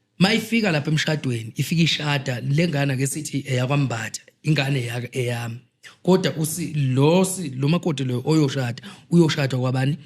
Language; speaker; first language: Zulu; native; Zulu